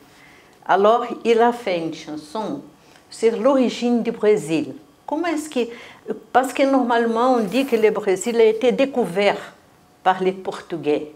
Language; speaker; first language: French; non-native, fluent; Portuguese